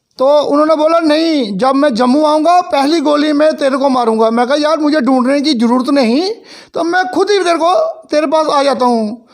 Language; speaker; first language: Hindi; non-native, local second language; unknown